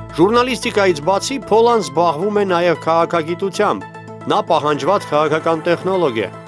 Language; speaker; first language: Armenian; native; Armenian